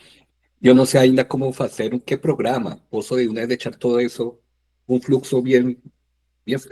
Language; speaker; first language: Portuguese; non-native, fluent; Spanish